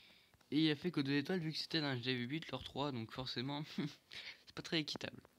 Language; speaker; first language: French; native; French